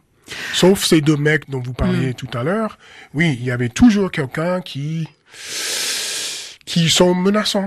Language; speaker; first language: French; non-native, fluent; English